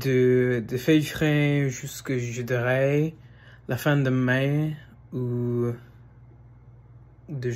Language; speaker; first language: French; non-native, fluent; English